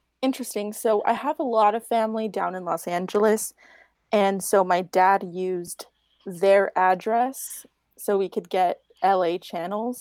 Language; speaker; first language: English; native; English